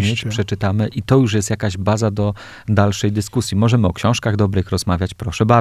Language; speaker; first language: Polish; native; Polish